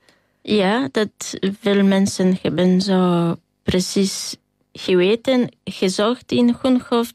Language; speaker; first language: Dutch; non-native, fluent; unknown